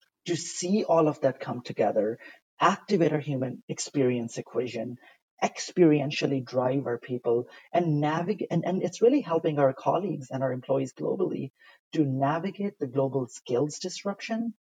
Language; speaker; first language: English; non-native, local second language; Urdu